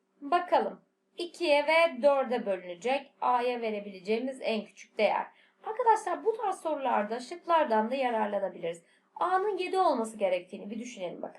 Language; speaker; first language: Turkish; native; Turkish